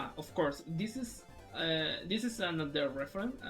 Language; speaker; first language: English; non-native, fluent; Spanish